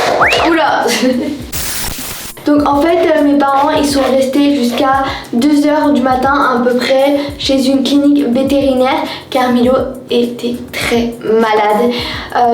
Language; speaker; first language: French; native; French